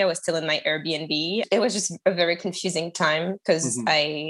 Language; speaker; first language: English; non-native, fluent; French